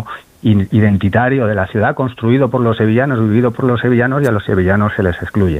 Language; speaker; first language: Spanish; native; Spanish